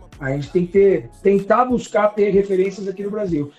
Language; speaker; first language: Portuguese; native; Portuguese